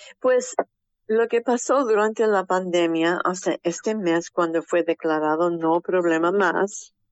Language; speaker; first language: Spanish; early bilingual, heritage; Spanish